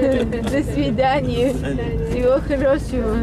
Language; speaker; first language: Russian; non-native, learner; Bulgarian